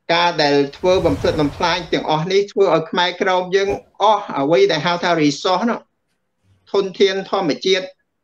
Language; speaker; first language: Khmer; native; Khmer